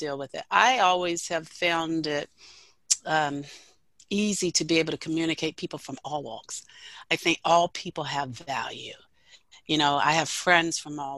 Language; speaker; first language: English; native; English